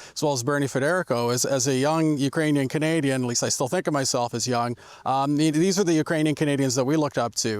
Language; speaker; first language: English; native; English